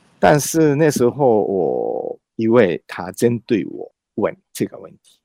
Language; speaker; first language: Chinese; non-native, fluent; Japanese